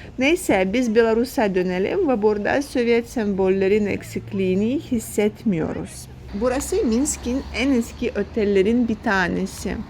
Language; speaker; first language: Turkish; non-native, fluent; Russian